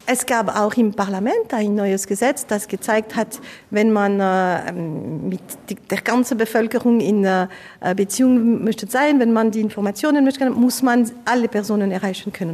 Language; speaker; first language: German; non-native, local second language; French